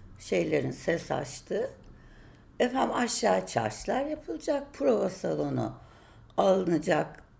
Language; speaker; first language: Turkish; native; Turkish